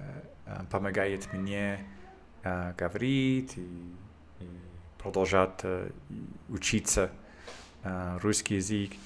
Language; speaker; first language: Russian; non-native, learner; English